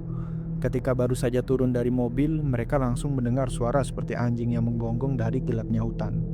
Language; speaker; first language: Indonesian; native; Indonesian